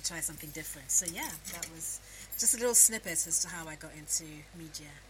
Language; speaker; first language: English; native; English